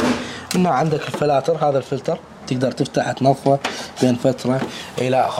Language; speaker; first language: Arabic; native; Arabic